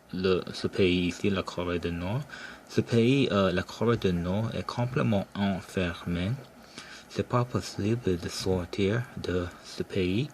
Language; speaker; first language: French; non-native, local second language; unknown